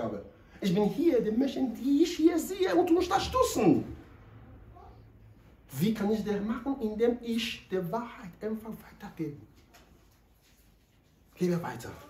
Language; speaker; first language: German; non-native, learner; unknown